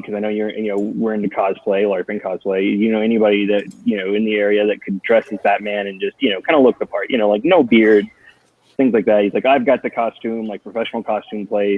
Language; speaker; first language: English; native; English